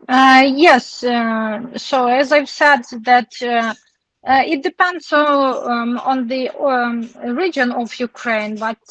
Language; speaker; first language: English; non-native, learner; Ukrainian